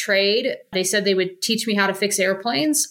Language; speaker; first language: English; native; English